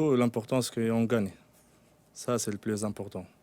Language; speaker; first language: French; non-native, local second language; Arabic